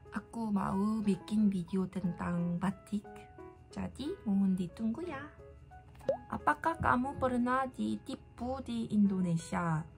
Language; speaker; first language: Indonesian; non-native, learner; Korean